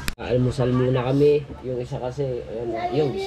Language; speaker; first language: Filipino; native; Filipino